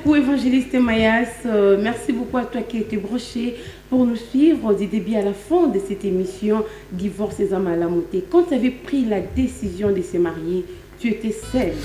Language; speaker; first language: French; non-native, local second language; Lingala